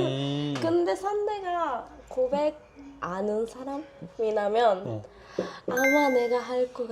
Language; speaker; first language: Korean; non-native, learner; Japanese